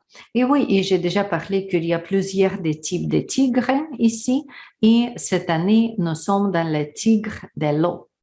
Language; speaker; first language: French; non-native, learner; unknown